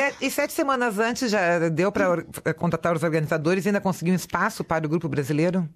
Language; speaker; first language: Portuguese; native; Portuguese